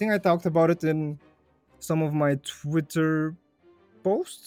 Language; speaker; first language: English; non-native, fluent; Bulgarian